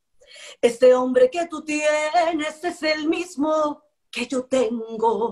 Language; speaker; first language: Spanish; native; Spanish